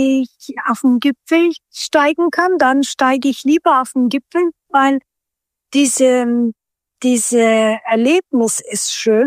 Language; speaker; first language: German; non-native, fluent; Turkish